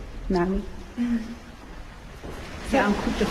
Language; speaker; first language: French; non-native, fluent; English